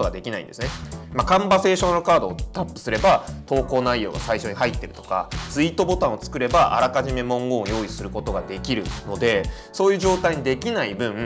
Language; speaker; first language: Japanese; native; Japanese